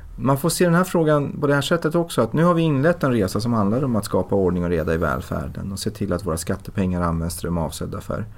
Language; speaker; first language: Swedish; early bilingual, other home language; Persian